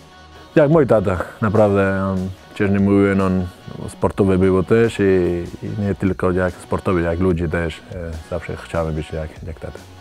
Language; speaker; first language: Polish; non-native, learner; Spanish